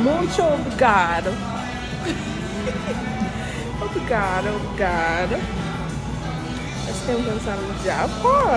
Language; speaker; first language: Portuguese; non-native, learner; Haitian Creole